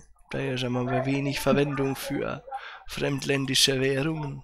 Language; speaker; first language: German; native; German